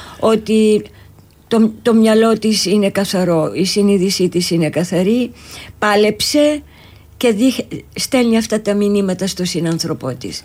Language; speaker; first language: Greek; native; Greek